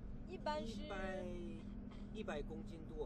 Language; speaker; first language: Chinese; non-native, learner; English